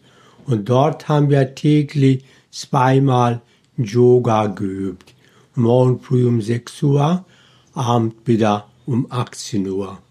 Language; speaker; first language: German; non-native, fluent; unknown